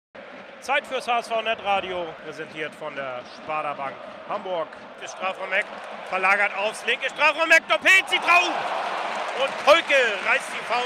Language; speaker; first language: German; native; German